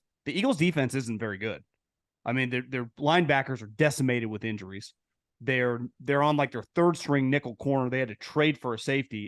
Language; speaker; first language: English; native; English